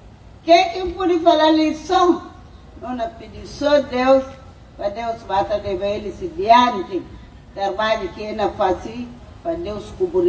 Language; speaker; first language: Portuguese; non-native, learner; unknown